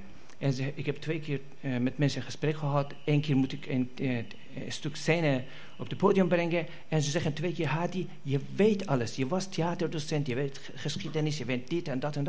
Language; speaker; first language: Dutch; non-native, fluent; Persian